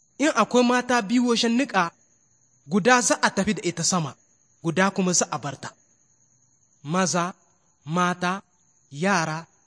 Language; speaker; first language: Hausa; native; Hausa